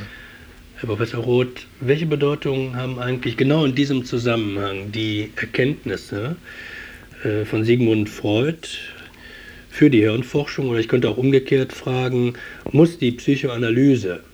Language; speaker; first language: German; native; German